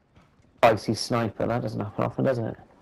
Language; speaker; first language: English; native; English